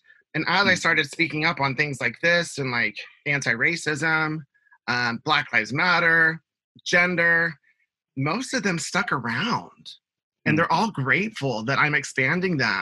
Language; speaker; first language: English; native; English